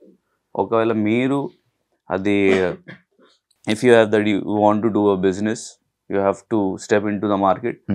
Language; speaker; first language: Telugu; non-native, learner; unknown